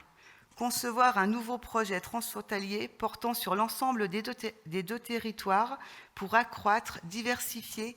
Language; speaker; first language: French; native; French